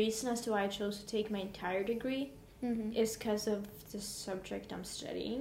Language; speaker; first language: English; non-native, fluent; Norwegian